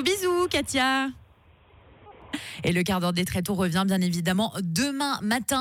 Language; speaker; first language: French; native; French